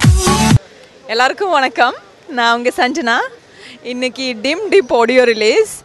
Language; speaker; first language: Tamil; non-native, fluent; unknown